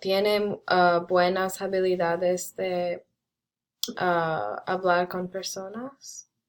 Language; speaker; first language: Spanish; non-native, learner; English